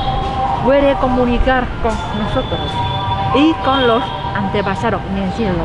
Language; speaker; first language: Spanish; non-native, learner; Vietnamese